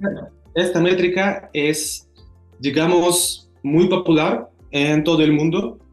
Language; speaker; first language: Spanish; non-native, fluent; Russian